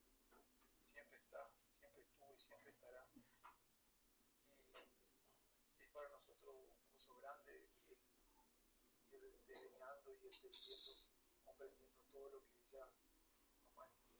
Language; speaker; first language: Spanish; native; Spanish